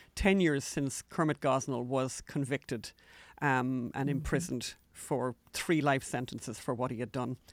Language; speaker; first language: English; native; English